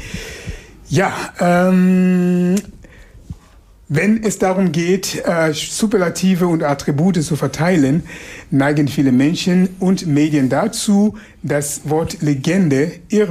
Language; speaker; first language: German; non-native, fluent; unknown